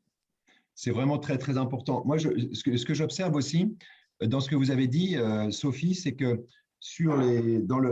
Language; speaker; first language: French; native; French